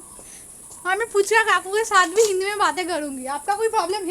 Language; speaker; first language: Hindi; non-native, local second language; Bangla